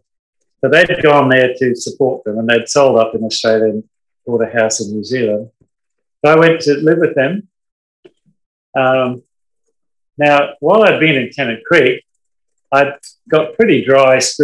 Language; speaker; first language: English; native; English